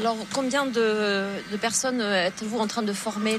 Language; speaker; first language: French; native; French